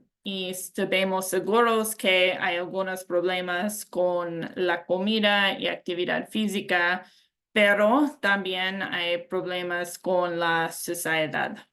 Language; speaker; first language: Spanish; non-native, learner; English